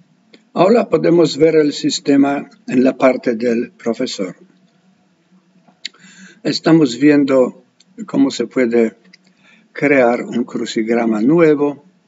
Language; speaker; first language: Spanish; non-native, fluent; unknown